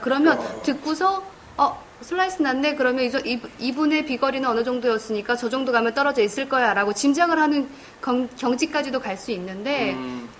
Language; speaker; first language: Korean; native; Korean